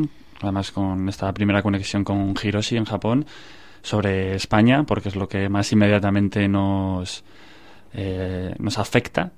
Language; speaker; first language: Spanish; native; Spanish